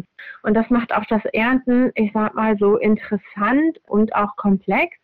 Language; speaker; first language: German; native; German